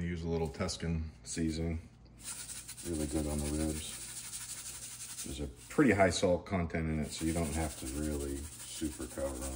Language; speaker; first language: English; native; English